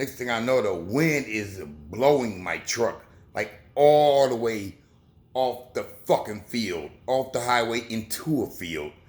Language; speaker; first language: English; native; English